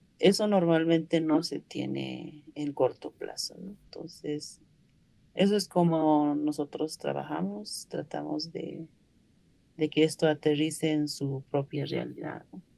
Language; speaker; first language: Spanish; non-native, local second language; Aymara